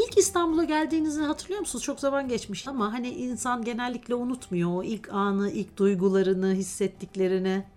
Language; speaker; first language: Turkish; native; Turkish